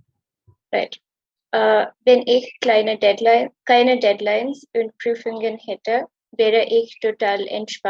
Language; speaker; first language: German; non-native, learner; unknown